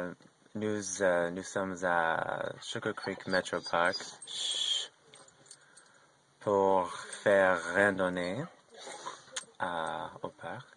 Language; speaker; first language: French; non-native, learner; English